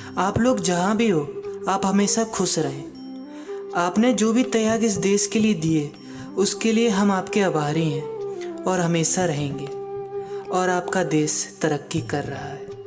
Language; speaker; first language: Hindi; native; Hindi